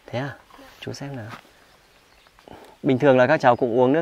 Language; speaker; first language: Vietnamese; native; Vietnamese